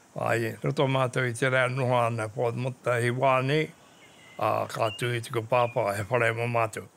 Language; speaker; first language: Māori; native; Māori